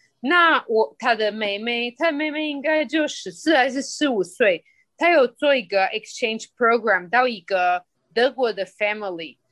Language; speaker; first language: Chinese; non-native, fluent; Spanish